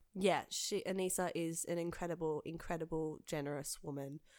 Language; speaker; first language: English; native; English